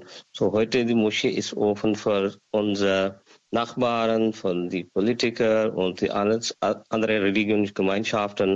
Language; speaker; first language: German; non-native, learner; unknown